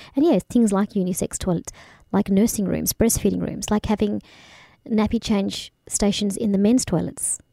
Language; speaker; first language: English; early bilingual, other home language; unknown